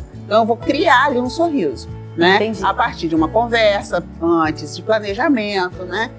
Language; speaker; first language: Portuguese; native; Portuguese